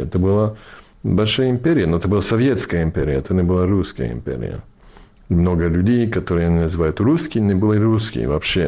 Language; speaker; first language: Russian; non-native, fluent; English